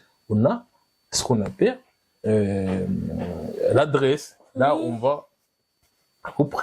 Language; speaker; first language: French; non-native, fluent; Kinyarwanda